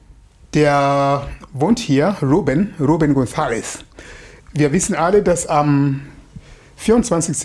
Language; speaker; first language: German; non-native, fluent; Swahili